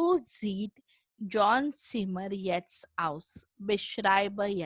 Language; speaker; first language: German; non-native, fluent; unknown